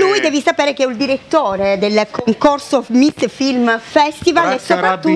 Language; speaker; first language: Italian; native; Italian